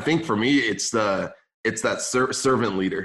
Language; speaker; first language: English; early bilingual, other home language; Arabic